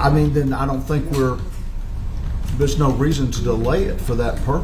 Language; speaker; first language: English; native; English